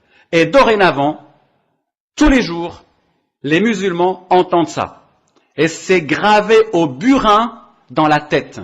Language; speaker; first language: French; non-native, local second language; Arabic